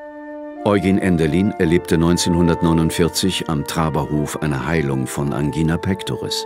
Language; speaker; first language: German; native; German